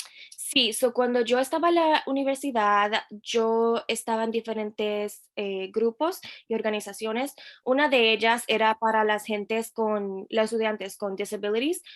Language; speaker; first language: Spanish; early bilingual, heritage; Spanish